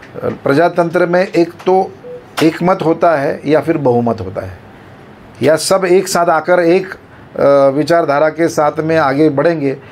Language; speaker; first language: Hindi; non-native, local second language; Marathi